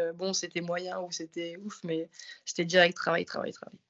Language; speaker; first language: French; native; French